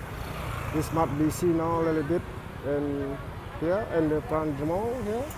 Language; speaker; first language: English; non-native, learner; Indonesian